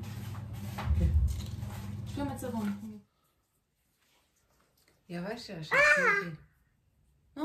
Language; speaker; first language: French; early bilingual, other home language; Turkish